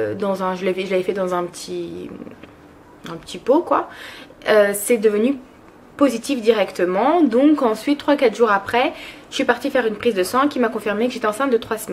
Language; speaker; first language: French; early bilingual, other home language; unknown